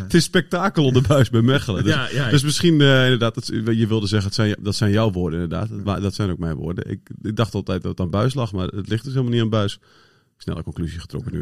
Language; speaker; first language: Dutch; native; Dutch